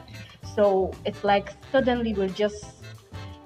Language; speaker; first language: English; non-native, fluent; Somali